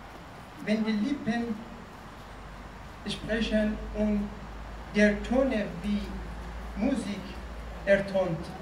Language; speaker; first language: German; non-native, fluent; Persian